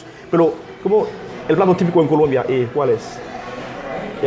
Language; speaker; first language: Spanish; non-native, fluent; Haitian Creole